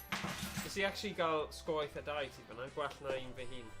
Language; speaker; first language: Welsh; native; Welsh